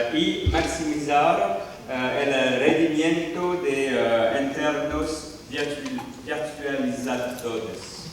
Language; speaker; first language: Spanish; non-native, learner; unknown